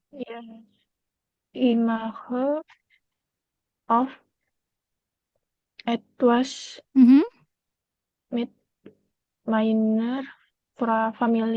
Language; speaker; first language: German; non-native, learner; Indonesian